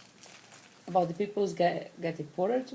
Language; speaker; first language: English; non-native, learner; Portuguese